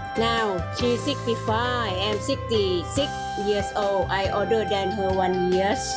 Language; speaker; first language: English; non-native, learner; Thai